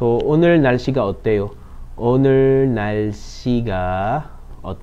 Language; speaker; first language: Korean; non-native, learner; Filipino